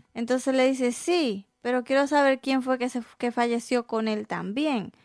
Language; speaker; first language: Spanish; native; Spanish